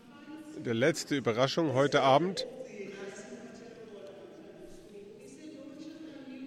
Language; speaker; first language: German; early bilingual, heritage; German